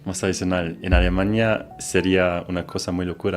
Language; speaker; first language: Spanish; non-native, fluent; German